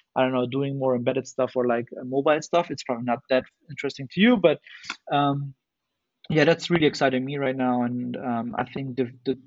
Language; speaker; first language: English; non-native, fluent; German